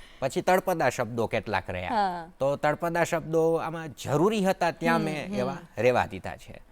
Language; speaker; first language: Gujarati; native; Gujarati